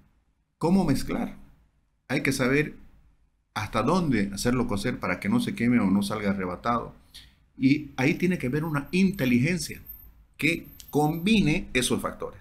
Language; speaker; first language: Spanish; native; Spanish